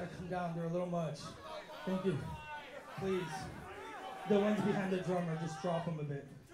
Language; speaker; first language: English; early bilingual, other home language; Spanish